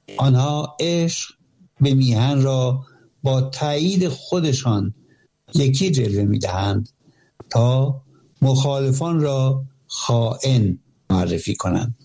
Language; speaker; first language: Persian; native; Persian